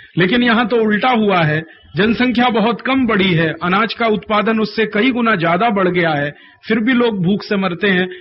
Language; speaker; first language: Hindi; native; Hindi